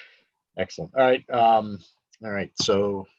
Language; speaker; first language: English; native; English